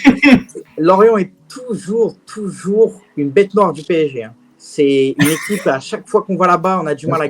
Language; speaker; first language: French; native; French